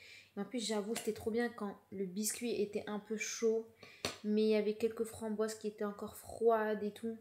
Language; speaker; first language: French; native; French